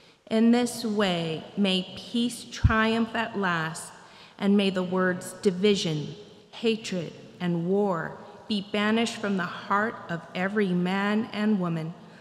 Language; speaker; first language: English; native; English